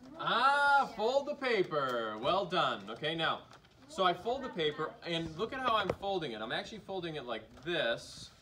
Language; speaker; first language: English; native; English